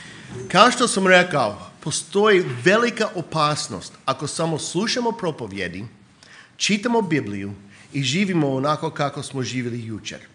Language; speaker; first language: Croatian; non-native, fluent; English